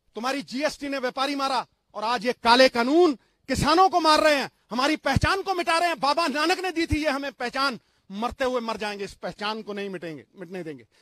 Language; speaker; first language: Hindi; non-native, local second language; Punjabi